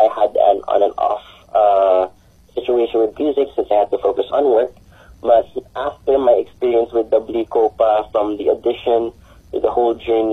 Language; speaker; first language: English; non-native, local second language; Aklanon